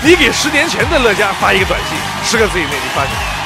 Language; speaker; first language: Chinese; native; Chinese